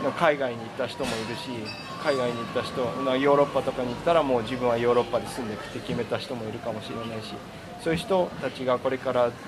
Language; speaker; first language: Japanese; native; Japanese